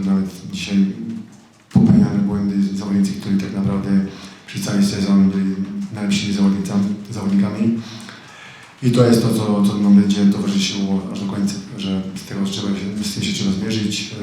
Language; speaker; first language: Polish; non-native, fluent; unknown